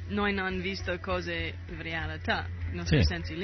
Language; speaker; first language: Italian; non-native, learner; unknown